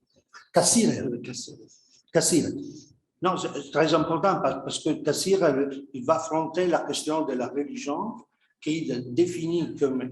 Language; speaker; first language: French; non-native, fluent; Italian